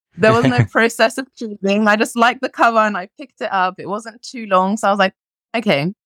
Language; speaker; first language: English; early bilingual, other home language; French